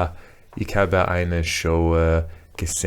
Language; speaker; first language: German; non-native, learner; English